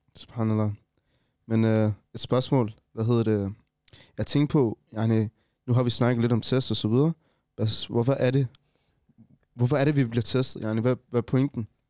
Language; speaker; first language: Danish; early bilingual, other home language; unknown